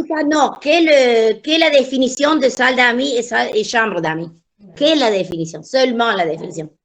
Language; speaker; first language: French; non-native, learner; Spanish